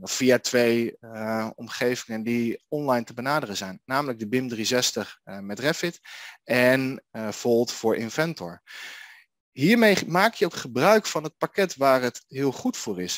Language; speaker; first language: Dutch; native; Dutch